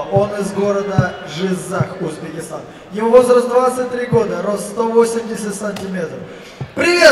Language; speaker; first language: Russian; native; Russian